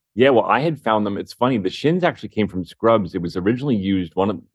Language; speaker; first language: English; native; English